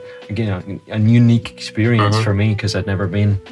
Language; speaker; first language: English; native; English